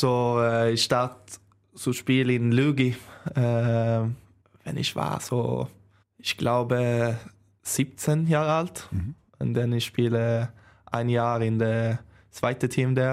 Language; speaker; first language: German; non-native, learner; Swedish